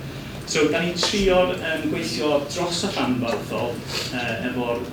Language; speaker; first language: Welsh; non-native, learner; English